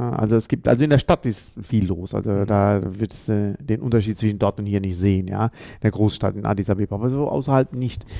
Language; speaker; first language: German; early bilingual, other home language; Amharic